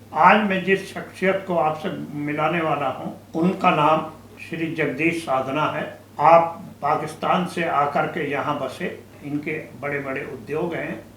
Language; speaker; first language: Hindi; native; Hindi